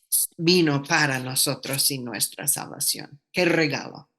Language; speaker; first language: Spanish; non-native, fluent; English